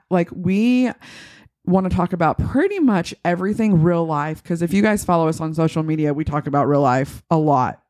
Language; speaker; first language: English; native; English